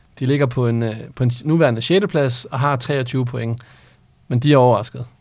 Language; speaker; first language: Danish; native; Danish